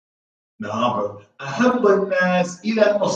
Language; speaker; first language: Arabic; non-native, fluent; English